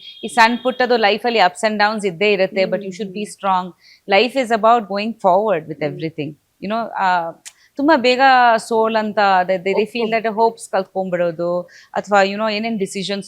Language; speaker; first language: Kannada; non-native, local second language; Bangla